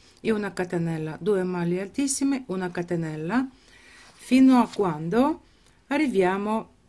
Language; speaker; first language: Italian; non-native, fluent; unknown